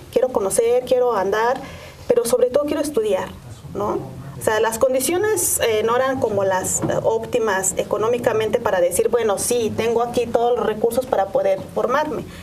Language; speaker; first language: Spanish; non-native, local second language; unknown